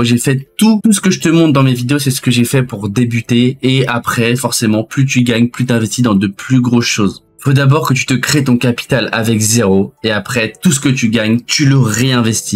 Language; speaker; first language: French; native; French